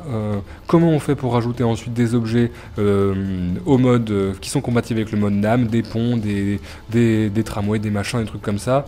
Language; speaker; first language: French; native; French